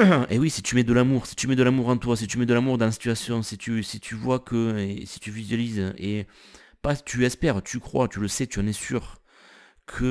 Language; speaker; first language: French; native; French